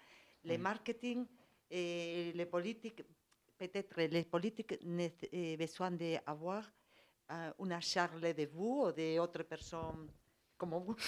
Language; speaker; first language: French; non-native, learner; Spanish